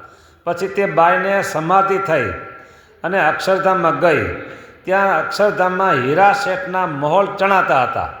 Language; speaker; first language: Gujarati; native; Gujarati